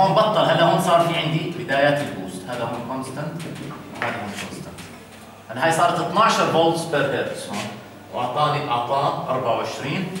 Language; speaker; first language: Arabic; native; Arabic